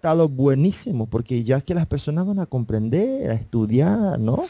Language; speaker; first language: Spanish; non-native, fluent; Portuguese